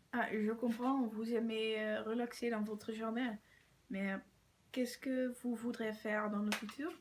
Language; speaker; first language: French; non-native, learner; Dutch